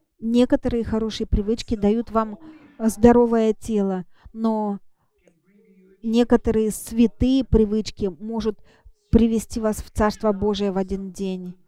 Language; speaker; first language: Russian; non-native, fluent; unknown